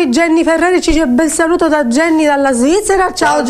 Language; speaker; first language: Italian; native; Italian